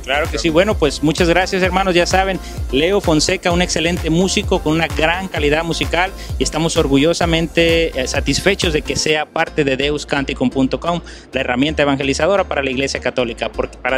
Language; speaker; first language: Spanish; native; Spanish